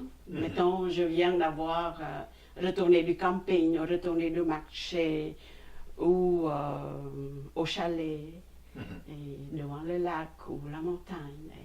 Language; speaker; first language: French; non-native, fluent; Khmer